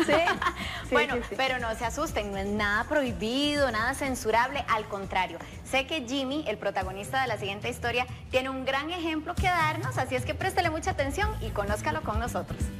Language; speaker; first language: Spanish; native; Spanish